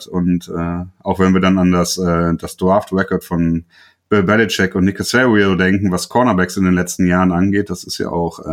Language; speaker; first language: German; native; German